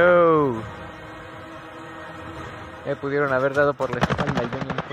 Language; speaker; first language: Spanish; native; Spanish